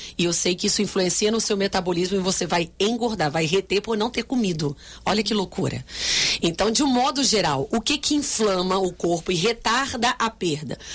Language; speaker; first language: Portuguese; native; Portuguese